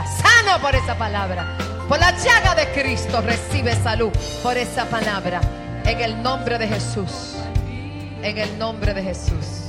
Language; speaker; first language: Spanish; native; Spanish